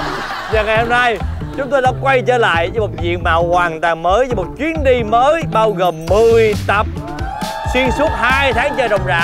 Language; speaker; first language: Vietnamese; native; Vietnamese